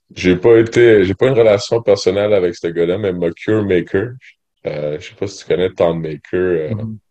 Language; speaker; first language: French; native; French